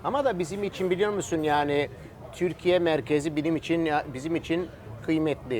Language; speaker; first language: Turkish; early bilingual, heritage; Turkish